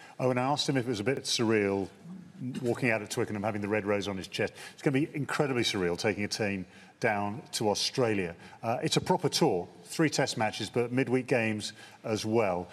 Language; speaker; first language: English; native; English